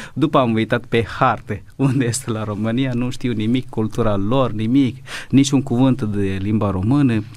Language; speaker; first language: Romanian; non-native, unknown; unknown